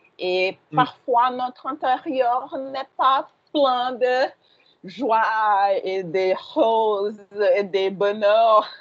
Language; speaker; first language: French; non-native, fluent; Portuguese